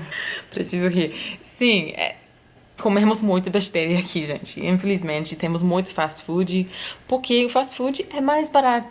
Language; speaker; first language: Portuguese; non-native, fluent; English